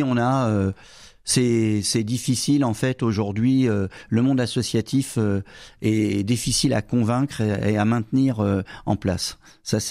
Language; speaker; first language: French; native; French